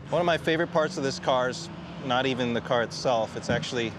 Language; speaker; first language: English; native; English